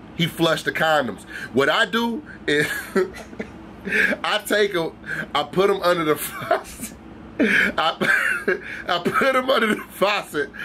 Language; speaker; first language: English; native; English